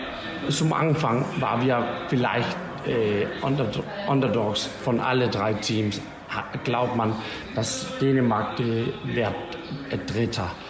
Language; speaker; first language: German; non-native, learner; Danish